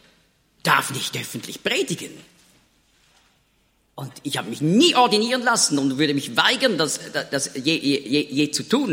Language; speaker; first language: German; native; German